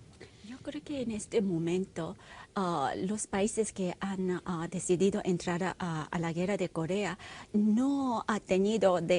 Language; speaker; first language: Spanish; non-native, fluent; Korean